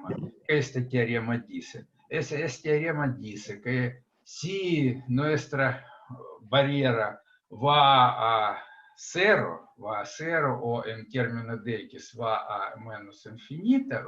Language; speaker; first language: Spanish; non-native, fluent; Russian